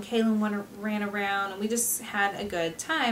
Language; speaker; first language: English; native; English